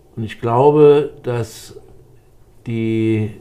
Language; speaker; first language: German; native; German